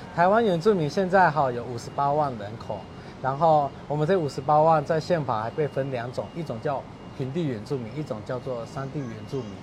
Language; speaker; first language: Chinese; native; Chinese